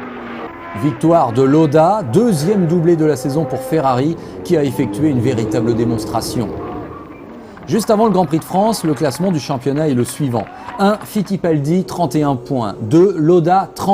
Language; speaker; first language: French; native; French